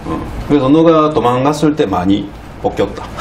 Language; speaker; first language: Korean; early bilingual, heritage; Korean